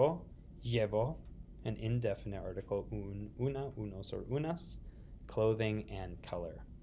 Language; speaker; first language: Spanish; non-native, fluent; English